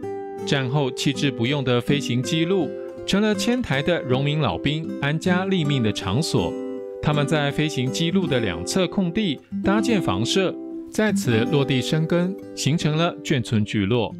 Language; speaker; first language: Chinese; native; Chinese